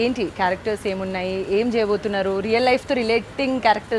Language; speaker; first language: Telugu; native; Telugu